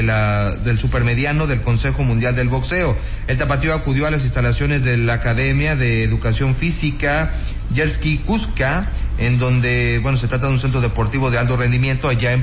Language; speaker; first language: Spanish; native; Spanish